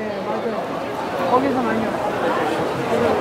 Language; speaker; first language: Korean; native; Korean